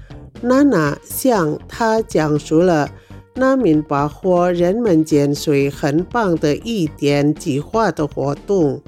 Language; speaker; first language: Chinese; non-native, fluent; Indonesian